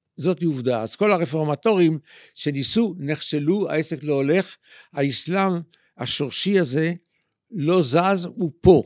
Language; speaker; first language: Hebrew; native; Hebrew